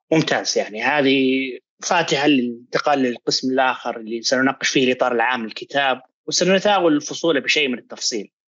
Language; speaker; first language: Arabic; native; Arabic